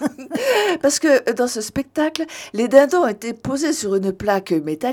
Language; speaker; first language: French; native; French